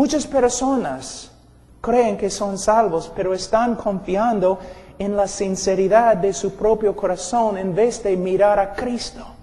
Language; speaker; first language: Spanish; non-native, fluent; English